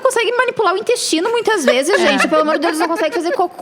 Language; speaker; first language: Portuguese; native; Portuguese